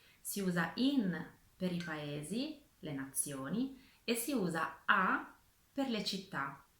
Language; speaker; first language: Italian; native; Italian